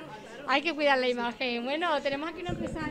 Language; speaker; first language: Spanish; native; Spanish